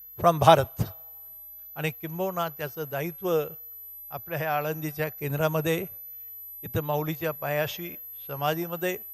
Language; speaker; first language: Marathi; native; Marathi